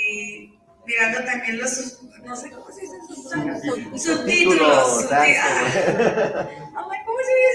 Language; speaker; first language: Spanish; early bilingual, heritage; Spanish